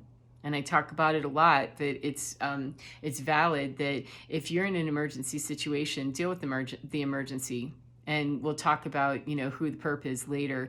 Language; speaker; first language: English; native; English